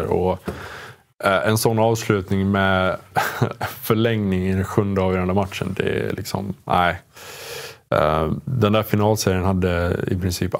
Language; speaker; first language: Swedish; native; Swedish